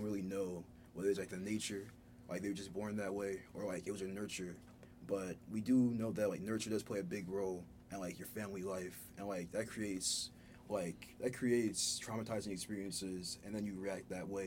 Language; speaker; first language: English; early bilingual, other home language; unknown